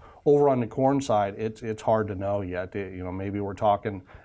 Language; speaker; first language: English; native; English